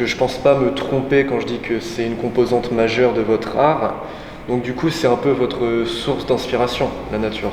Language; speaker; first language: French; native; French